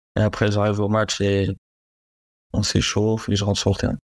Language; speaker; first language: French; native; French